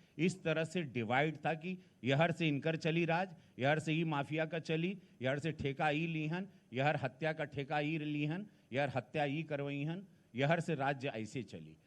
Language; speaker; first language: Hindi; native; Hindi